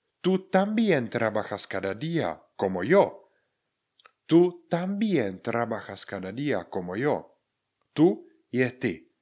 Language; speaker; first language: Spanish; non-native, fluent; Czech